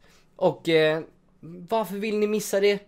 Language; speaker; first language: Swedish; native; Swedish